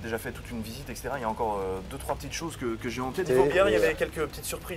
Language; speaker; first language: French; native; French